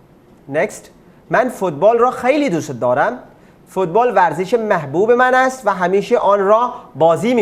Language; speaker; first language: Persian; non-native, fluent; Urdu